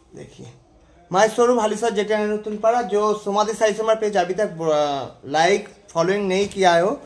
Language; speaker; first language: Hindi; non-native, local second language; Bangla